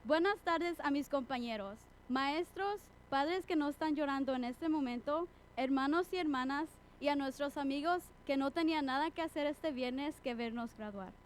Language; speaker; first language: Spanish; early bilingual, heritage; Spanish